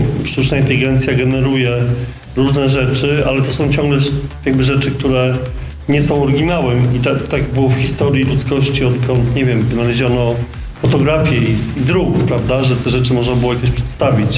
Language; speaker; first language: Polish; native; Polish